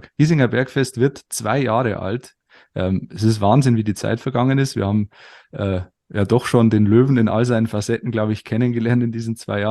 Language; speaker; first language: German; native; German